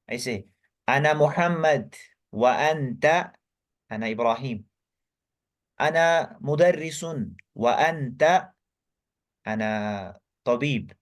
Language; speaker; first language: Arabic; non-native, fluent; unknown